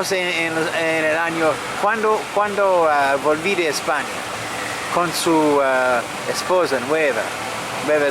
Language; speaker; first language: Spanish; non-native, fluent; French